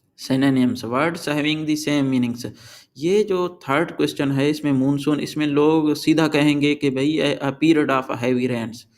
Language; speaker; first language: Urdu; non-native, local second language; Sindhi